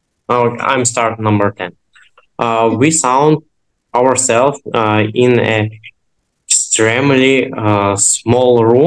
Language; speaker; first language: English; non-native, learner; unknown